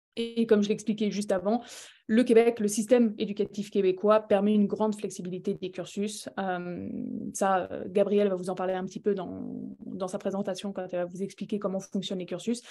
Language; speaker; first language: French; native; French